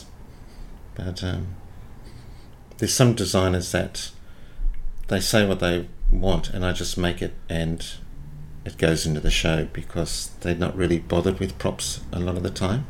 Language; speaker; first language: English; native; English